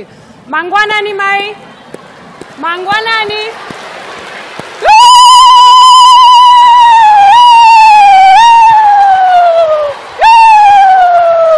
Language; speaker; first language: English; non-native, local second language; Shona